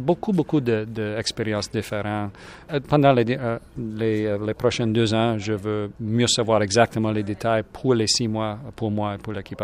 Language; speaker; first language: French; non-native, local second language; English